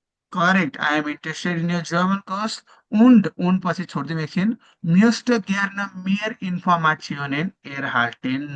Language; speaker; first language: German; non-native, fluent; Nepali